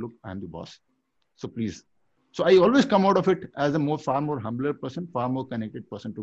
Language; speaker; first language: English; non-native, local second language; Hindi